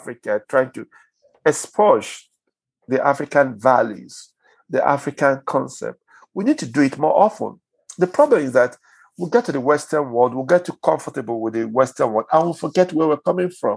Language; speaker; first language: English; non-native, local second language; Igbo